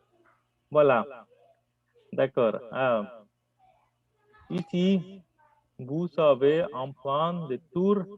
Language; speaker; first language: French; non-native, learner; Spanish